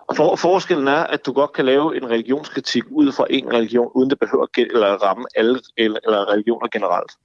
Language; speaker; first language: Danish; native; Danish